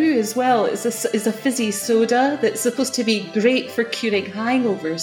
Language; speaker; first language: English; native; English